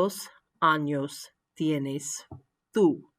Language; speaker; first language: Spanish; non-native, fluent; English